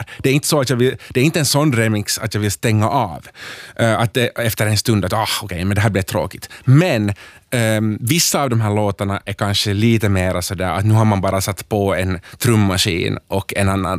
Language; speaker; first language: Swedish; native; Swedish